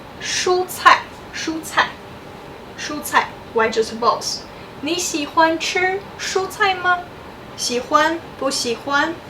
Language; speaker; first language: Chinese; non-native, fluent; English